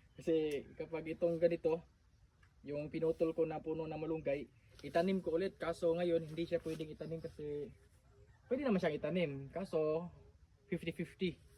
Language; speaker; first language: Filipino; native; Filipino